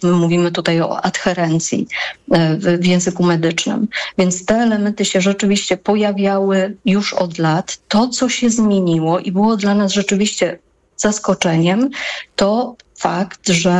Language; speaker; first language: Polish; native; Polish